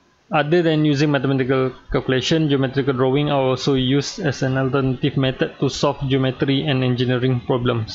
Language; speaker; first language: English; non-native, local second language; Malay